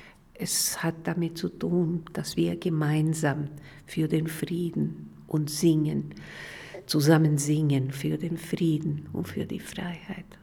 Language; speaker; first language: German; non-native, fluent; Spanish